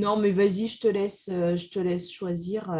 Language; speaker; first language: French; native; French